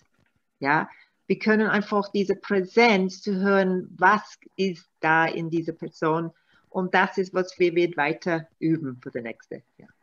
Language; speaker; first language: German; non-native, learner; Maltese